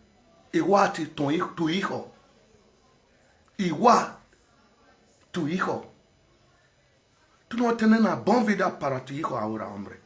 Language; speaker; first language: Spanish; non-native, learner; Bini